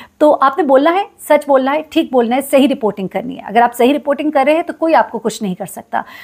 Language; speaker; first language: Urdu; native; Urdu